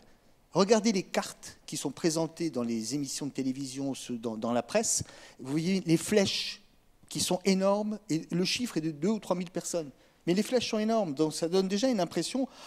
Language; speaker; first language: French; native; French